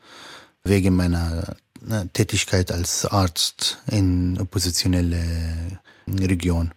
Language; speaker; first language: German; non-native, fluent; Arabic